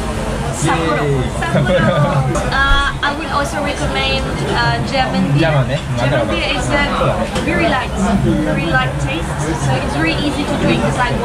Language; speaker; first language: English; non-native, fluent; German